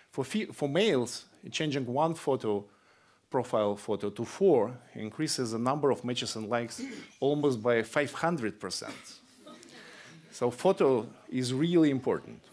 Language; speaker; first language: English; non-native, fluent; Russian